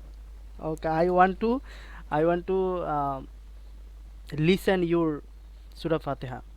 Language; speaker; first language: English; non-native, learner; Bangla